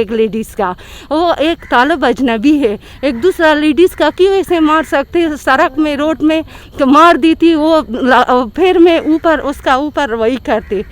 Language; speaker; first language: Hindi; non-native, learner; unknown